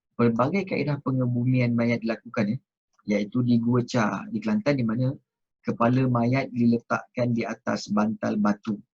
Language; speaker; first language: Malay; native; Malay